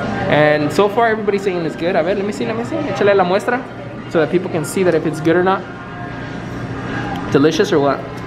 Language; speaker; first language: English; early bilingual, other home language; Spanish